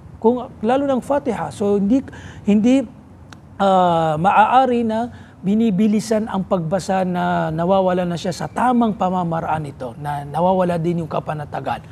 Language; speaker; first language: Filipino; non-native, local second language; Maranao